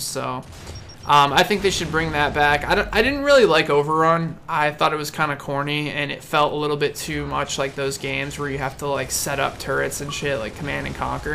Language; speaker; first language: English; native; English